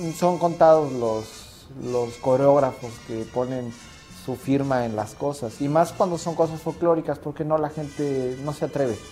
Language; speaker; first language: Spanish; native; Spanish